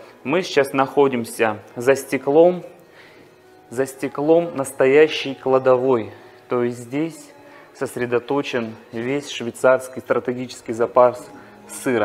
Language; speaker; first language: Russian; native; Russian